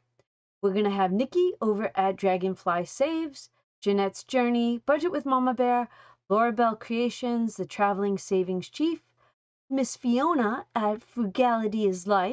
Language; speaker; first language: English; native; English